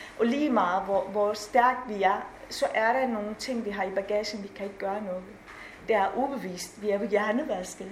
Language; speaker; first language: Danish; non-native, fluent; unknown